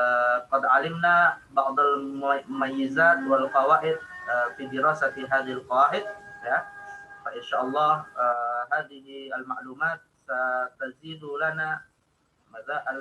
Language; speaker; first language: Arabic; non-native, fluent; Indonesian